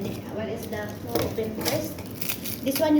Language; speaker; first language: English; non-native, learner; Filipino